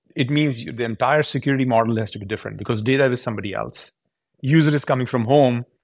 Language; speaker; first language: English; non-native, local second language; Urdu